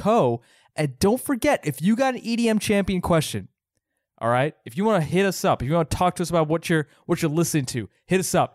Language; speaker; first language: English; native; English